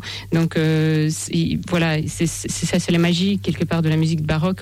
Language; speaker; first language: French; non-native, fluent; Russian